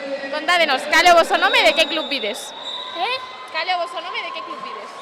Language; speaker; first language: Galician; native; Galician